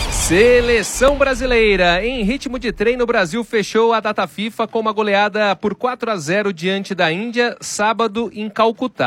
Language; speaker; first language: Portuguese; native; Portuguese